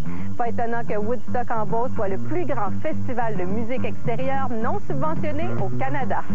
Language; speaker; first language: French; native; French